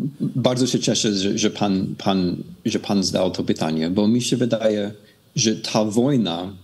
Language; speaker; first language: Polish; non-native, fluent; English